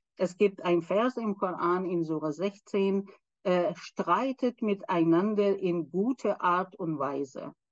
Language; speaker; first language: German; non-native, fluent; Persian